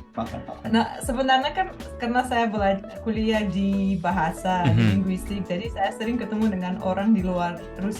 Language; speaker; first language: Indonesian; non-native, fluent; Russian